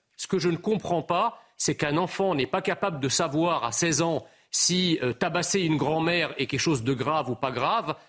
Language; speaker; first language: French; early bilingual, other home language; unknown